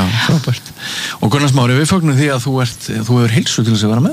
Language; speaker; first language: Icelandic; native; Icelandic